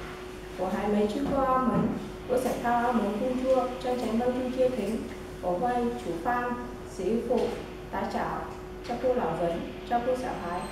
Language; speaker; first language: Chinese; non-native, learner; Vietnamese